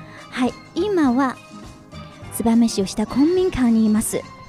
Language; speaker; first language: Japanese; non-native, fluent; Chinese